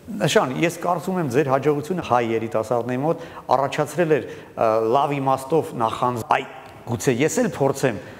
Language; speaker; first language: Armenian; native; Armenian